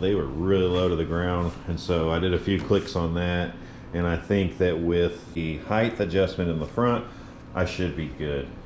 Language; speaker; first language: English; native; English